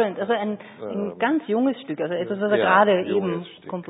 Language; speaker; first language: German; native; German